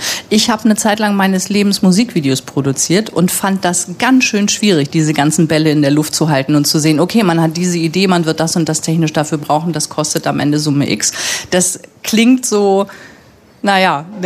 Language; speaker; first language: German; native; German